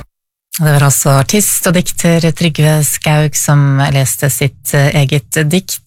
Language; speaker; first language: Norwegian; native; Norwegian